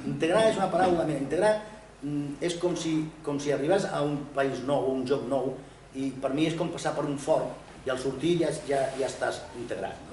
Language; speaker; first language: Catalan; non-native, local second language; Spanish